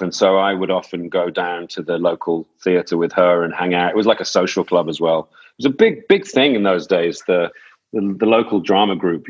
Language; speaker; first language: English; native; English